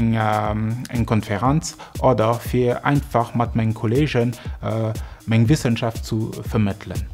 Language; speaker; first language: German; non-native, local second language; Luxembourgish